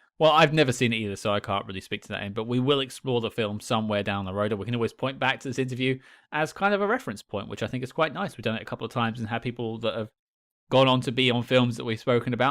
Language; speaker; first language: English; native; English